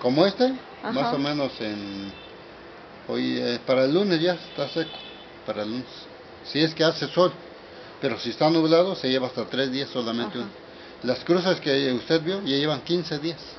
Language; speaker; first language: Spanish; native; Spanish